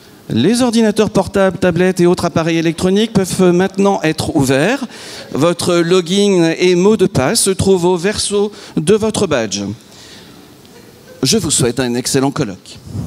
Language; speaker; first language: French; native; French